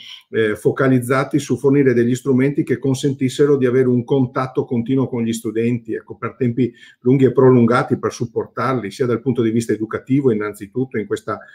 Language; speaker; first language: Italian; native; Italian